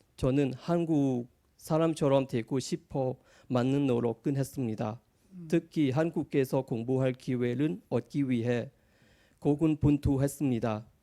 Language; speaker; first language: Korean; non-native, fluent; Thai